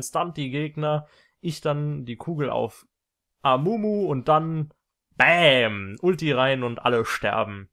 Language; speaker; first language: German; native; German